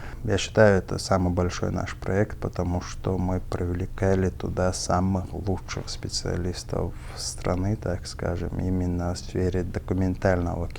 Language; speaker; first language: Russian; non-native, local second language; Chechen